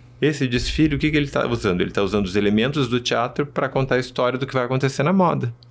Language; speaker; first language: Portuguese; early bilingual, other home language; Spanish